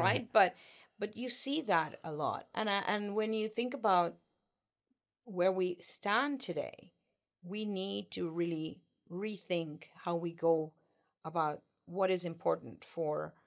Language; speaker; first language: English; non-native, fluent; Spanish